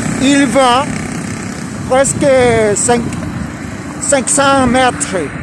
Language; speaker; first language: French; non-native, fluent; Spanish